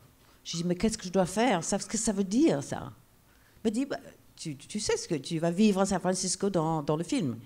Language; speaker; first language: French; non-native, fluent; English